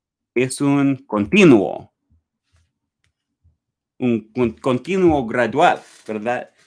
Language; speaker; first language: Spanish; non-native, learner; English